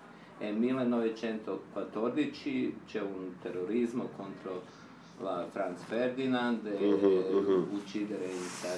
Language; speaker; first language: Italian; non-native, learner; Serbian